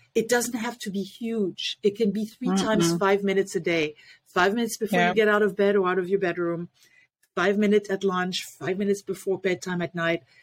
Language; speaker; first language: English; non-native, fluent; French